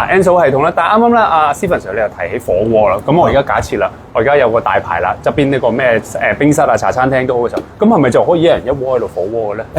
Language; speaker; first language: Cantonese; native; Cantonese